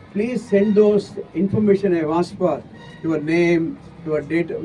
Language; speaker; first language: English; non-native, local second language; Tamil